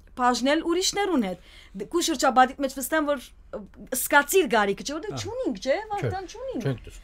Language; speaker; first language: Armenian; early bilingual, heritage; Armenian